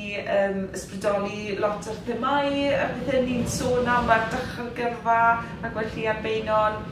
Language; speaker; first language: Welsh; native; Welsh